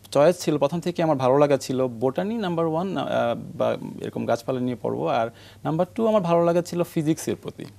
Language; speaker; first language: Bangla; native; Bangla